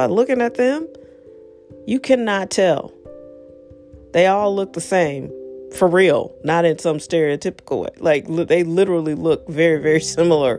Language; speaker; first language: English; native; English